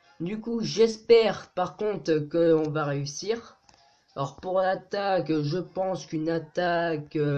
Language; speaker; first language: French; native; French